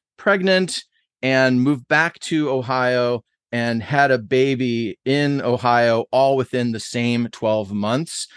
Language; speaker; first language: English; native; English